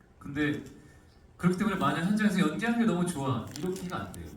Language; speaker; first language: Korean; native; Korean